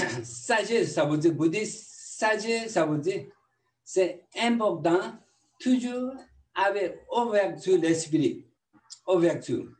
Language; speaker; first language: French; non-native, learner; Tibetan